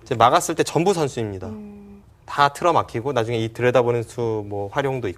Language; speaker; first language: Korean; native; Korean